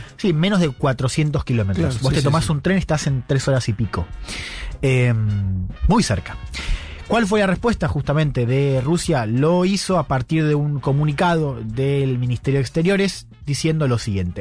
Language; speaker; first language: Spanish; native; Spanish